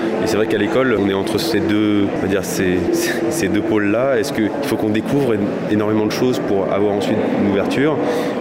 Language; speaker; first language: French; native; French